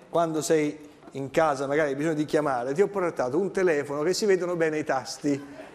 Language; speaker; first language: Italian; native; Italian